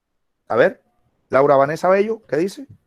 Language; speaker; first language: Spanish; native; Spanish